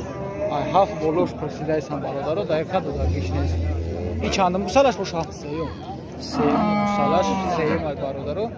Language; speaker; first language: Tajik; native; Tajik